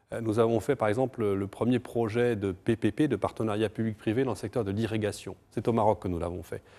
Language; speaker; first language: French; non-native, fluent; Portuguese